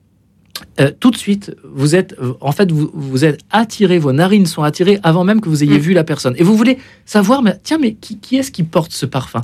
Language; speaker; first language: French; native; French